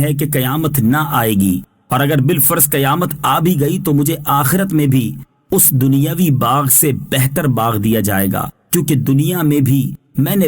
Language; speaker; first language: Urdu; native; Urdu